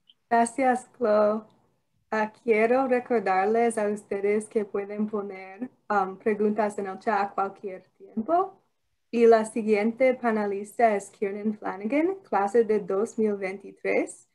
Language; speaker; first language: Spanish; non-native, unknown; English